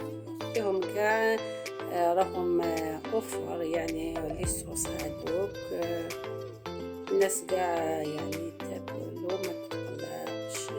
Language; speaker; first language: Arabic; non-native, local second language; Kabyle